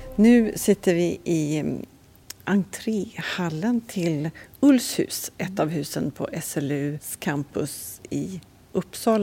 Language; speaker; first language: Swedish; native; Swedish